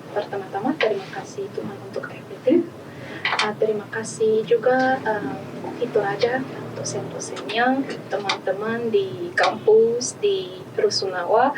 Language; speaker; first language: Indonesian; non-native, learner; Malagasy